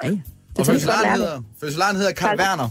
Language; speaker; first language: Danish; native; Danish